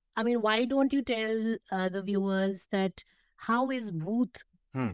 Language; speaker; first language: English; non-native, local second language; Hindi